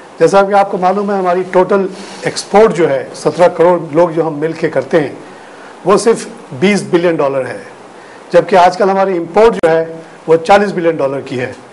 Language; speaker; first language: Urdu; native; Urdu